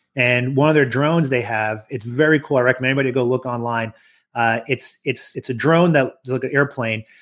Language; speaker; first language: English; early bilingual, other home language; French